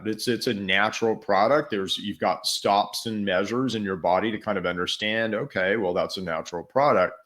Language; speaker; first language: English; native; English